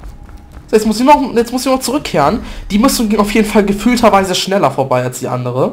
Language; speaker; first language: German; native; German